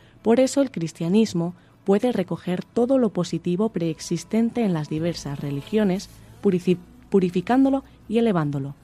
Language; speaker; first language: Spanish; native; Spanish